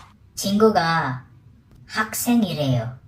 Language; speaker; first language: Korean; non-native, fluent; Filipino